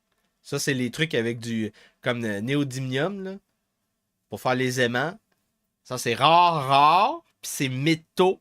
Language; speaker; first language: French; native; French